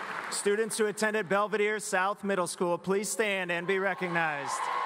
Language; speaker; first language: English; native; English